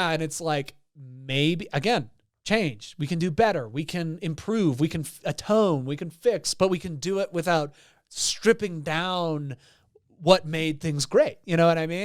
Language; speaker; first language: English; native; English